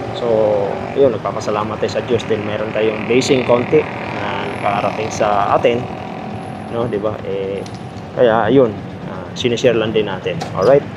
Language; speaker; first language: Filipino; non-native, local second language; Cebuano